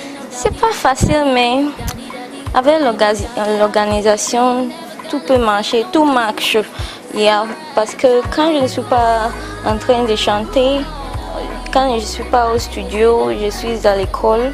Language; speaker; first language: French; non-native, local second language; English